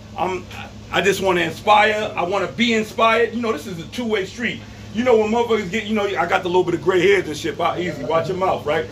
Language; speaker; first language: English; native; English